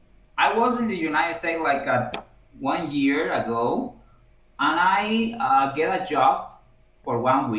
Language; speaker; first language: English; non-native, learner; Spanish